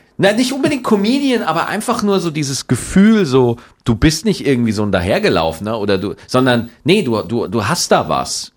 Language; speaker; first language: German; native; German